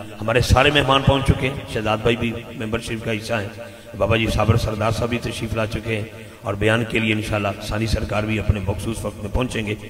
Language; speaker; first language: Urdu; non-native, local second language; Punjabi